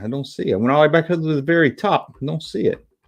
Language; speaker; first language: English; native; English